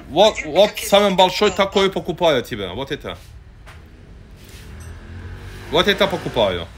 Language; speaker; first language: Russian; non-native, learner; Turkish